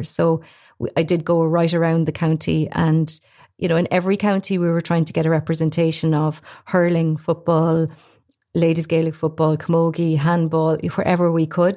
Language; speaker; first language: English; native; English